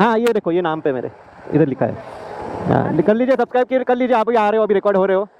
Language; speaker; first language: Hindi; non-native, local second language; Marathi